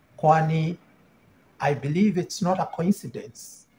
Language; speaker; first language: English; non-native, local second language; Swahili